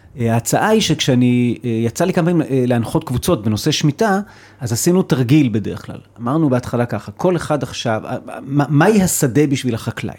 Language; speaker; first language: Hebrew; native; Hebrew